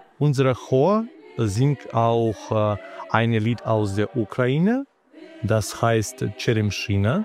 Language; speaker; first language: German; non-native, learner; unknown